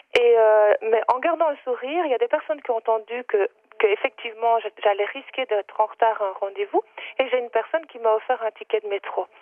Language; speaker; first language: French; native; French